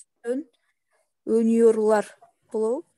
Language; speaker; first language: Turkish; non-native, learner; Kyrgyz